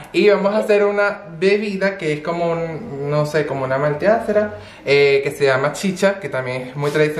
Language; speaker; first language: Spanish; native; Spanish